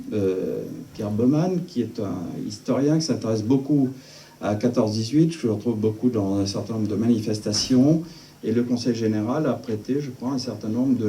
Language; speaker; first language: French; native; French